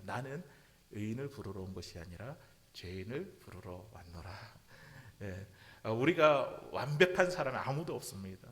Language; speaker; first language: Korean; native; Korean